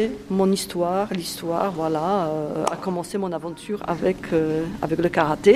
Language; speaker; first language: French; non-native, fluent; Polish